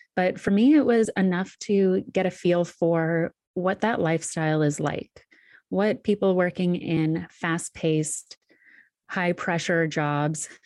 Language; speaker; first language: English; native; English